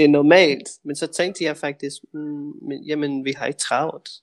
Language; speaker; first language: Danish; non-native, fluent; English